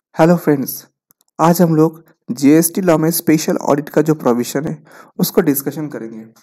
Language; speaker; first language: Hindi; non-native, local second language; Bangla